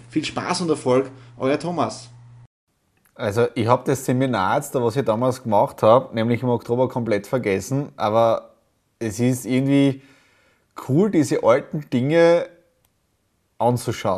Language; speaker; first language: German; native; German